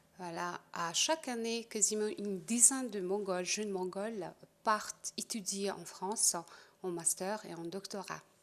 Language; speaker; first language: French; non-native, fluent; Mongolian